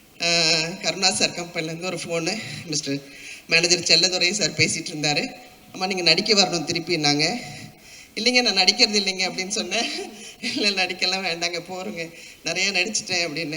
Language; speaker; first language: Tamil; native; Tamil